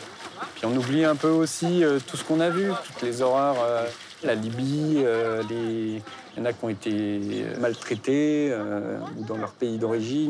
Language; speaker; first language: French; native; French